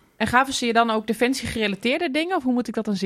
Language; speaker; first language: Dutch; native; Dutch